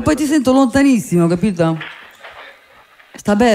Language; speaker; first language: Italian; native; Italian